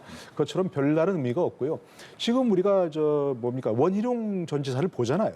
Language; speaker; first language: Korean; native; Korean